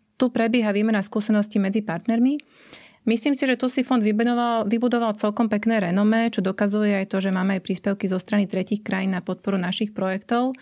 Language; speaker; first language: Slovak; native; Slovak